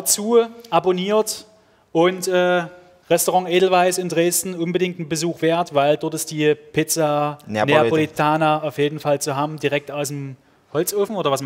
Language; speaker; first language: German; native; German